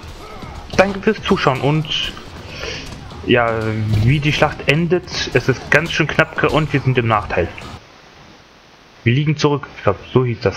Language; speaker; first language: German; native; German